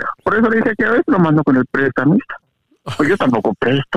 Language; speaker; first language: Spanish; native; Spanish